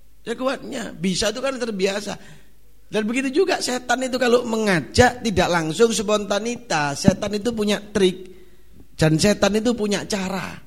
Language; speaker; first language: Indonesian; non-native, local second language; Javanese